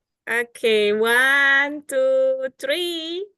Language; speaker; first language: English; non-native, learner; Indonesian